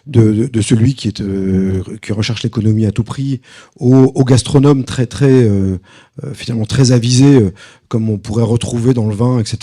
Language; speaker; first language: French; native; French